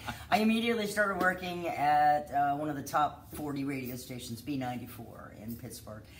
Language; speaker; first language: English; native; English